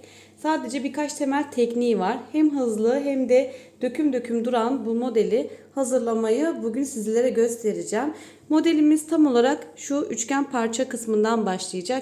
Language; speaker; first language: Turkish; native; Turkish